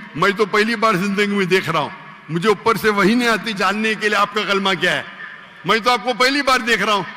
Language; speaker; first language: Urdu; non-native, local second language; Konkani